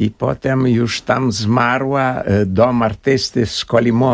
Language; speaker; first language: Polish; early bilingual, heritage; Portuguese